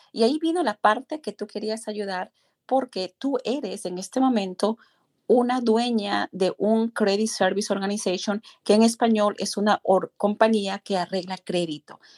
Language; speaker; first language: Spanish; native; Spanish